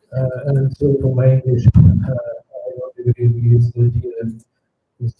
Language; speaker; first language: English; non-native, fluent; Russian